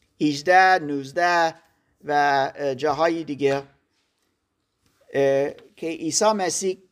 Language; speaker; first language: Persian; non-native, learner; German